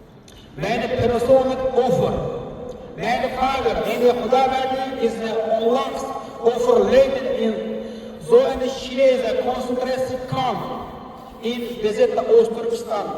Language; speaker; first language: Dutch; non-native, learner; Uyghur